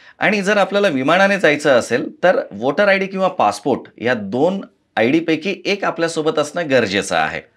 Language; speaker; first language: Marathi; non-native, fluent; Nepali